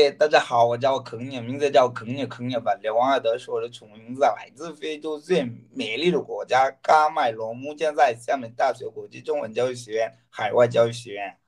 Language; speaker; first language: Chinese; non-native, fluent; Ghomala